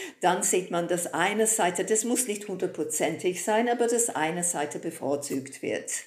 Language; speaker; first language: German; non-native, fluent; English